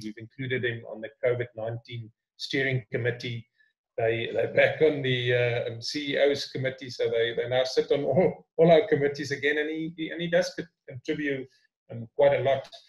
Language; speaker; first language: English; non-native, local second language; Afrikaans